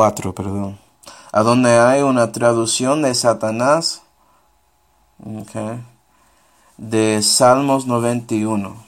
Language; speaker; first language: Spanish; non-native, fluent; English